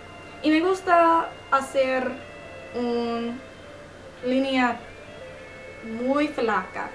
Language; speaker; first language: Spanish; non-native, learner; English